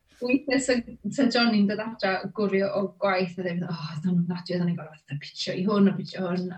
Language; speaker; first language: Welsh; native; Welsh